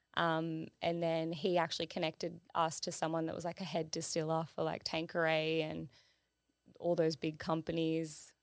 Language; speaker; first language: English; native; English